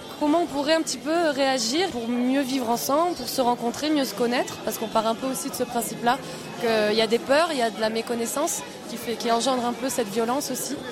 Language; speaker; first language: French; native; French